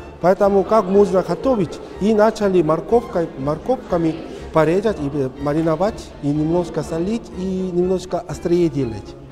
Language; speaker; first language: Russian; non-native, learner; Korean